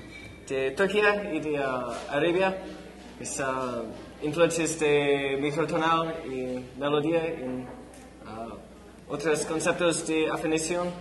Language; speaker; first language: Spanish; non-native, learner; English